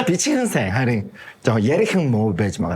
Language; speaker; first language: Mongolian; non-native, fluent; Korean